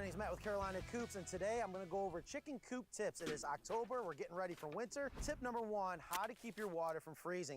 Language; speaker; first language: English; native; English